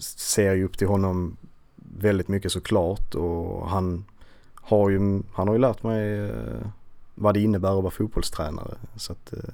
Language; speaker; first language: Swedish; native; Swedish